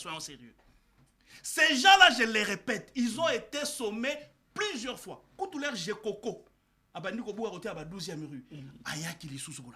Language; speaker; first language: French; non-native, local second language; Lingala